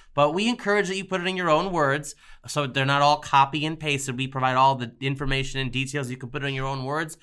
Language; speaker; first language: English; native; English